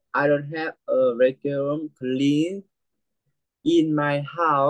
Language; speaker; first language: English; non-native, learner; Vietnamese